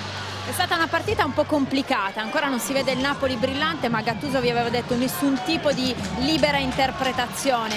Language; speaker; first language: Italian; native; Italian